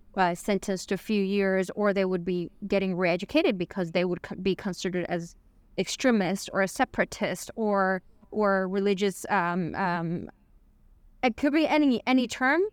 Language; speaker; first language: English; non-native, fluent; Chinese